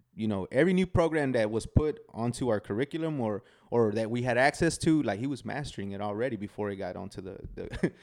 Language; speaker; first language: English; native; English